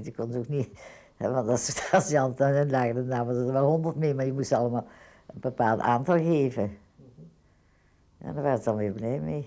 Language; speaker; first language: Dutch; native; Dutch